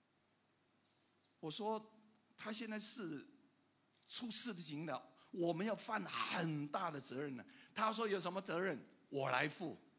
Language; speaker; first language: Chinese; non-native, local second language; Cantonese